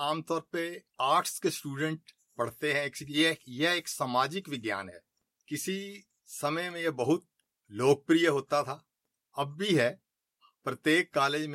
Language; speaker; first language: Hindi; native; Hindi